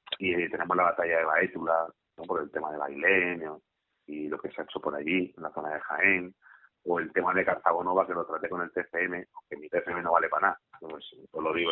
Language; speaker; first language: Spanish; native; Spanish